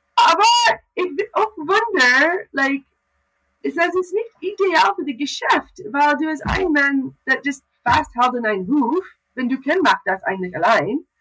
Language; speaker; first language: German; non-native, learner; English